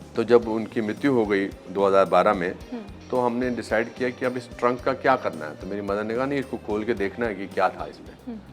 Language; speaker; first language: Hindi; native; Hindi